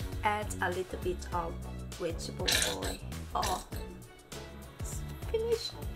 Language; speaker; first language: English; non-native, learner; Thai